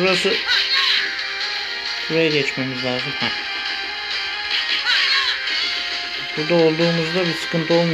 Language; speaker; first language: Turkish; native; Turkish